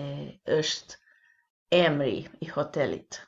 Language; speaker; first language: Albanian; non-native, learner; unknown